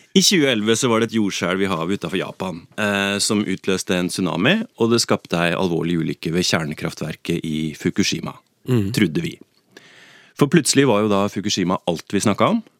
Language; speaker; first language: Norwegian; native; Norwegian